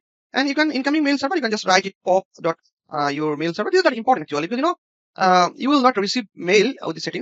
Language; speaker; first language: English; non-native, local second language; Bangla